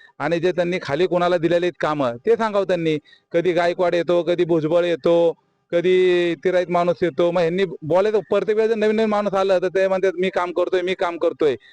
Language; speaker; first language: Marathi; native; Marathi